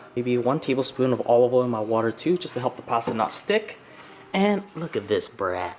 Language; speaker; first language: English; native; English